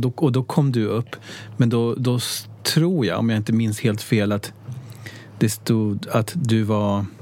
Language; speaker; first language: Swedish; native; Swedish